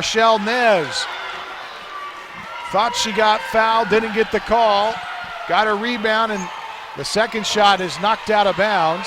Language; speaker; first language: English; native; English